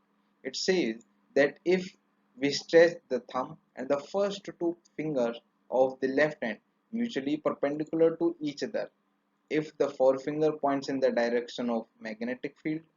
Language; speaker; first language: English; non-native, local second language; Hindi